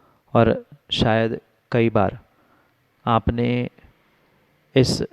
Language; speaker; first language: Hindi; native; Hindi